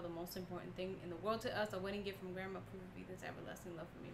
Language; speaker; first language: English; non-native, local second language; Spanish